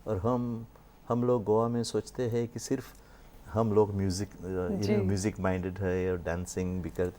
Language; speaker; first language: Hindi; non-native, local second language; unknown